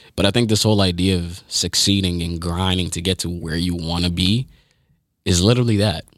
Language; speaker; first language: English; early bilingual, other home language; Haitian Creole